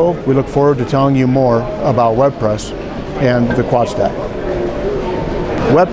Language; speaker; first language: English; native; English